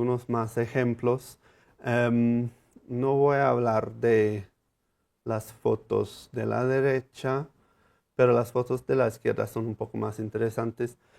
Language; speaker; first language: Spanish; non-native, fluent; English